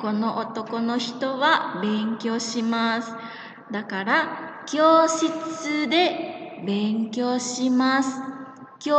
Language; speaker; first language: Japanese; non-native, fluent; Indonesian